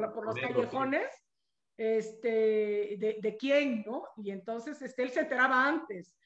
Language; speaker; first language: Spanish; non-native, local second language; Zapotec